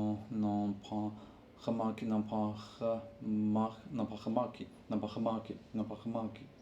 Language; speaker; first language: French; non-native, learner; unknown